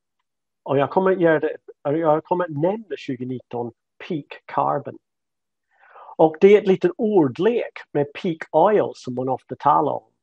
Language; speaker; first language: Swedish; non-native, fluent; English